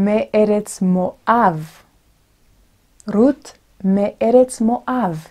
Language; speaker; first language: Hebrew; non-native, fluent; English